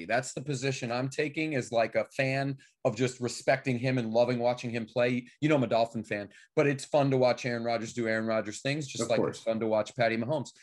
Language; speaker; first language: English; native; English